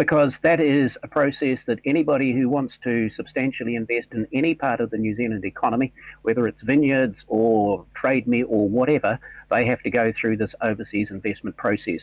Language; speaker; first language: English; native; English